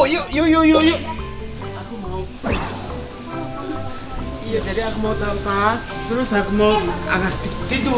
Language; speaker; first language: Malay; non-native, fluent; Japanese